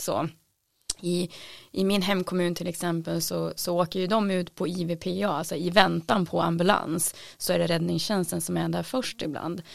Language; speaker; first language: Swedish; native; Swedish